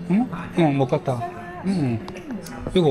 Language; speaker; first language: Korean; native; Korean